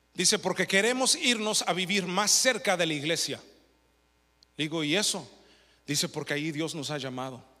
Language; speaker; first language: Spanish; early bilingual, heritage; Spanish